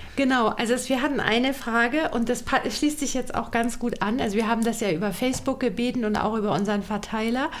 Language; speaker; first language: German; native; German